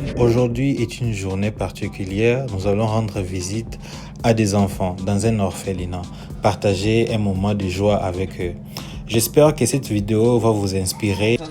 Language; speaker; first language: French; non-native, local second language; Lingala